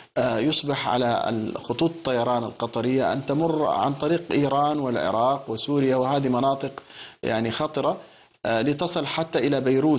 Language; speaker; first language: Arabic; native; Arabic